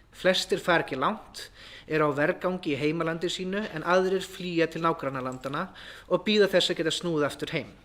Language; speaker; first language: Icelandic; native; Icelandic